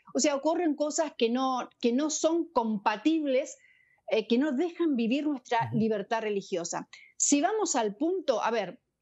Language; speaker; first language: Spanish; native; Spanish